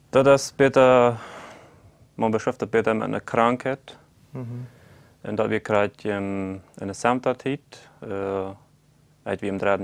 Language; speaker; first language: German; non-native, local second language; Plautdietsch